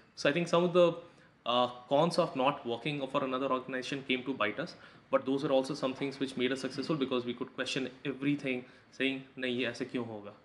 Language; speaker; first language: English; non-native, local second language; Hindi